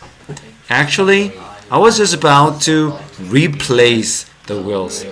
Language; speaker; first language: English; non-native, fluent; Korean